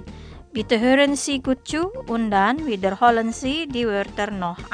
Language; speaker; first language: German; non-native, fluent; Indonesian